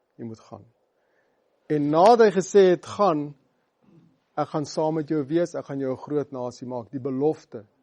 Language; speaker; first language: Afrikaans; non-native, local second language; English